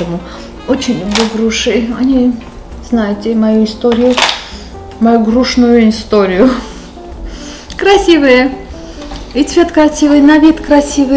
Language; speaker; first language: Russian; non-native, local second language; Armenian